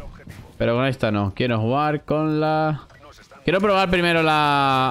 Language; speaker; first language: Spanish; native; Spanish